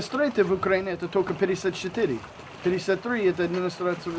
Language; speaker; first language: Russian; non-native, learner; English